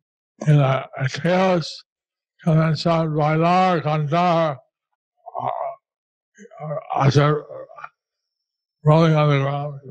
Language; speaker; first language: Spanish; non-native, learner; English